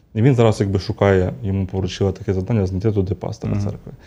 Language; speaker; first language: Ukrainian; native; Ukrainian